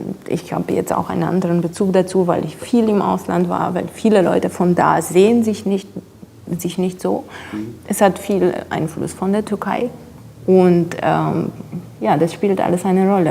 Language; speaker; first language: German; non-native, fluent; Romanian